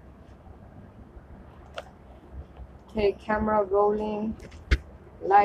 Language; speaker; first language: English; non-native, local second language; German